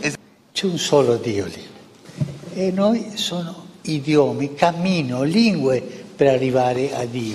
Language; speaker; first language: Italian; non-native, fluent; Spanish